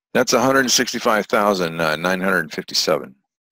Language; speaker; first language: English; native; English